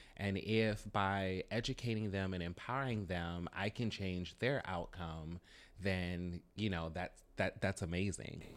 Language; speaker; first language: English; native; English